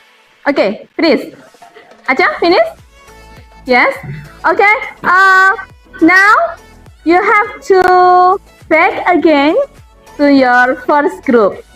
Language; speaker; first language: English; non-native, fluent; Indonesian